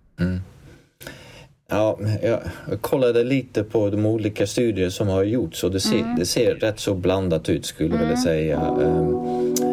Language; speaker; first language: Swedish; non-native, fluent; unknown